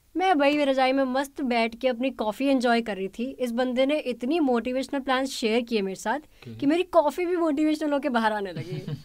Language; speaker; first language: Hindi; native; Hindi